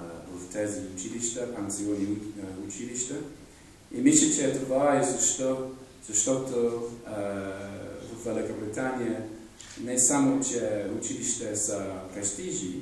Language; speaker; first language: Bulgarian; non-native, fluent; English